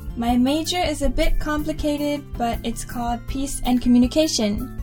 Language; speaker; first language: English; early bilingual, other home language; Japanese